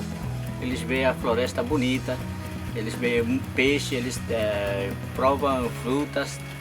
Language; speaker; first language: Portuguese; non-native, local second language; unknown